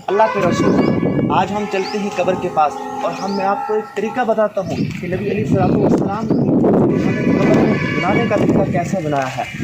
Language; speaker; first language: Urdu; non-native, local second language; Kashmiri